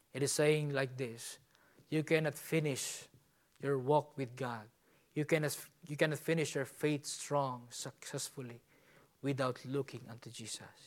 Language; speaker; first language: English; non-native, local second language; Filipino